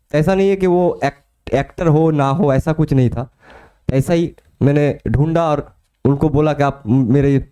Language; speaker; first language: Hindi; non-native, local second language; Bangla